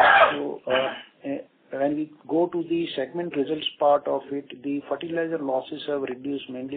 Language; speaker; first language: English; non-native, local second language; Gujarati